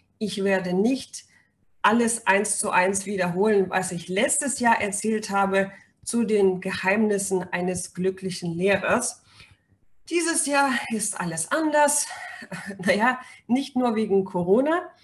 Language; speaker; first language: German; non-native, fluent; Russian